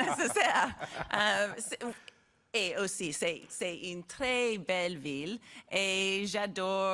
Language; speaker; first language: French; non-native, learner; English